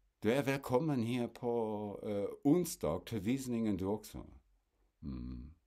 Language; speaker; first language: Swedish; non-native, fluent; German